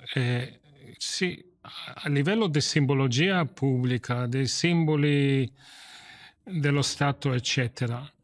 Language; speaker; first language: Italian; non-native, fluent; English